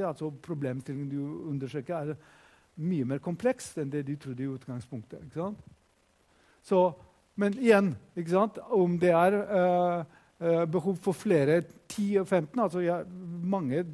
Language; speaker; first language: Norwegian; non-native, fluent; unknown